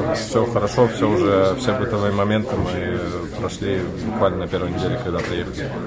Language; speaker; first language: Russian; native; Russian